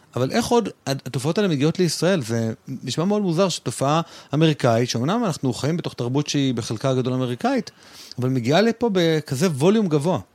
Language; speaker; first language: Hebrew; native; Hebrew